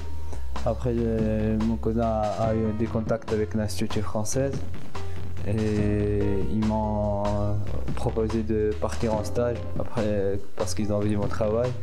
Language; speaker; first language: French; non-native, local second language; Arabic